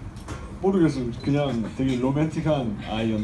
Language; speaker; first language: Korean; early bilingual, heritage; Korean